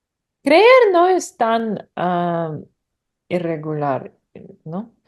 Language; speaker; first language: Spanish; non-native, learner; English